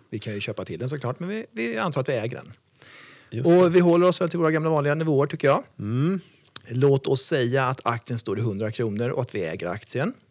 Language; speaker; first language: Swedish; native; Swedish